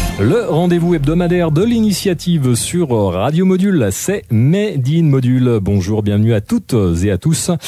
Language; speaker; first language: French; native; French